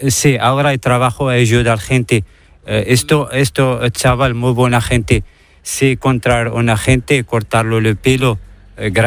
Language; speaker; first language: Spanish; non-native, learner; Arabic